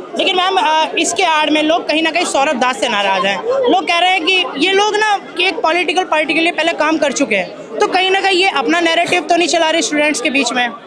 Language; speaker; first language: Hindi; native; Hindi